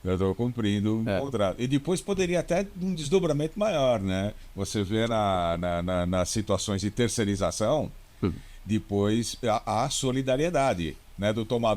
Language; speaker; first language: Portuguese; native; Portuguese